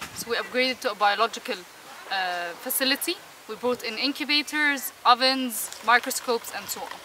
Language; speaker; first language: English; non-native, fluent; Arabic